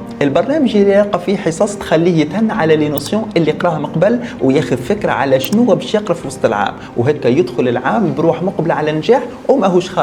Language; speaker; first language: Arabic; native; Arabic